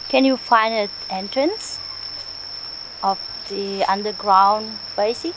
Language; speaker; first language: English; non-native, learner; Vietnamese